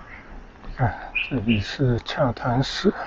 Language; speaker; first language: Chinese; native; Chinese